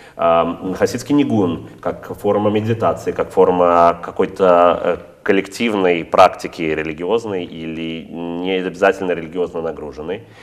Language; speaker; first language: Russian; native; Russian